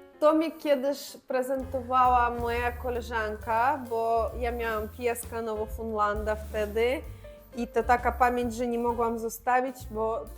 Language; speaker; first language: Polish; non-native, fluent; Russian